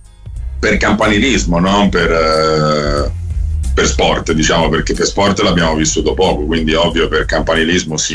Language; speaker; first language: Italian; native; Italian